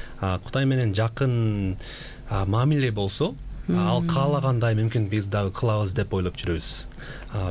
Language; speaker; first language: Kyrgyz; non-native, fluent; Korean